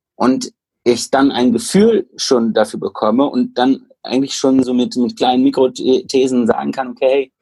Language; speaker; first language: German; native; German